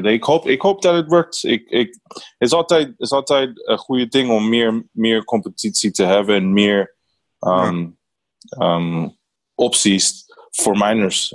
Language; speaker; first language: Dutch; non-native, learner; Spanish